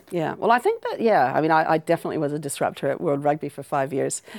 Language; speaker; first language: English; native; English